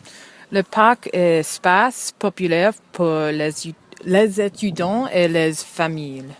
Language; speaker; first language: French; non-native, learner; English